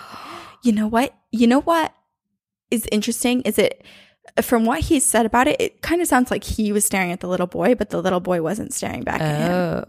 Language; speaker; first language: English; native; English